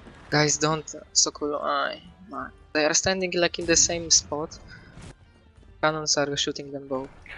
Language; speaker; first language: English; non-native, fluent; Polish